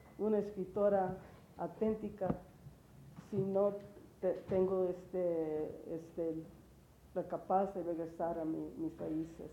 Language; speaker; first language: Spanish; early bilingual, heritage; English